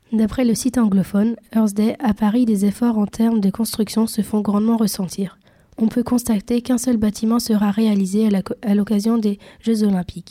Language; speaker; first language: French; native; French